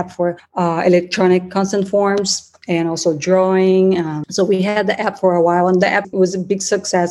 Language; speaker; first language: English; non-native, fluent; Portuguese